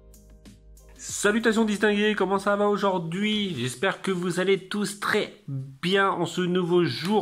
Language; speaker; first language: French; native; French